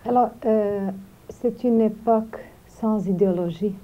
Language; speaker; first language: French; non-native, fluent; Portuguese